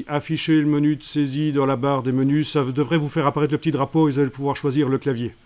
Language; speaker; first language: French; native; French